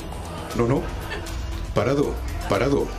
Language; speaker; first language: Spanish; native; Spanish